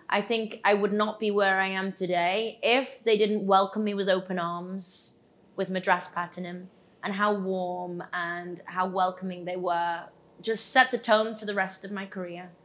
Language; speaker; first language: English; native; English